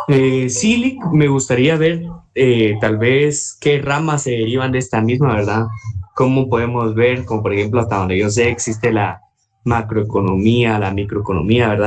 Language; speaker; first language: Spanish; native; Spanish